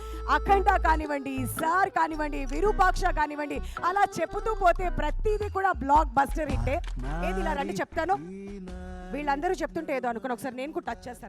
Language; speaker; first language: Telugu; native; Telugu